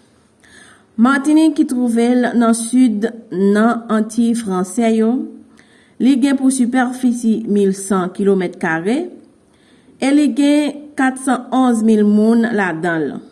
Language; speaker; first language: French; non-native, learner; Haitian Creole